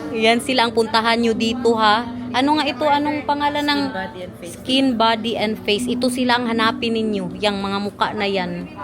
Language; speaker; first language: Filipino; non-native, local second language; Cebuano